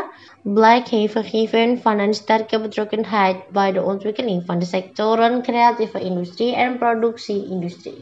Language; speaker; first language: Dutch; non-native, learner; Indonesian